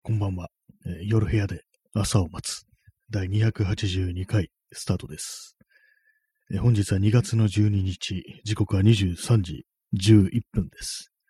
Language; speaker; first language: Japanese; native; Japanese